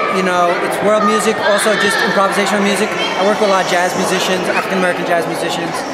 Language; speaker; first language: English; native; English